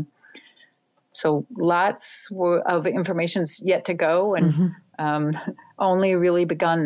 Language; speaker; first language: English; native; English